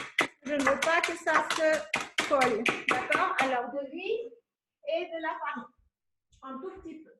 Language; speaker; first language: French; non-native, fluent; Spanish